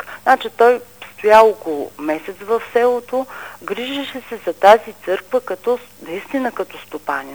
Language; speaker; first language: Bulgarian; native; Bulgarian